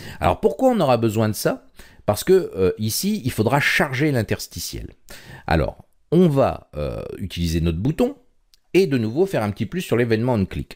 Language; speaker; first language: French; native; French